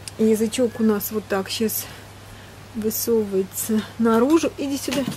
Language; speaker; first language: Russian; native; Russian